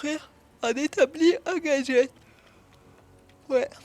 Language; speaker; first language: French; native; French